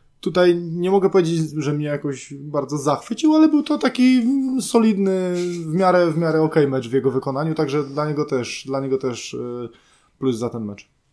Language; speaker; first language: Polish; native; Polish